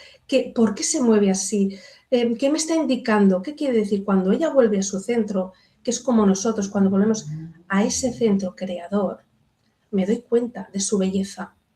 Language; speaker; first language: Spanish; native; Spanish